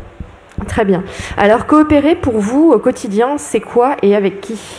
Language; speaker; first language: French; native; French